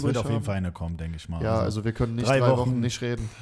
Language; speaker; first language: German; native; German